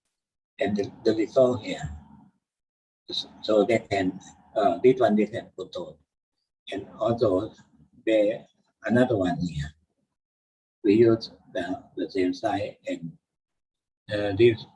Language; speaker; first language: English; non-native, learner; Thai